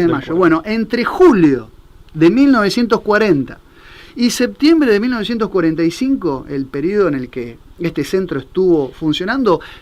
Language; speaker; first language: Spanish; native; Spanish